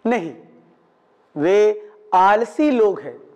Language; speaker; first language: Hindi; non-native, local second language; Malayalam